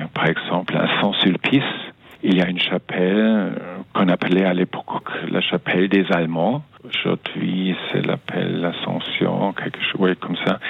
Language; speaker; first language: French; non-native, fluent; German